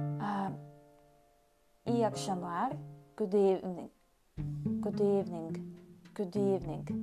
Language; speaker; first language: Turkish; non-native, learner; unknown